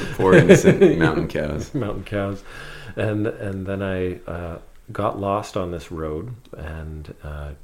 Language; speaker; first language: English; native; English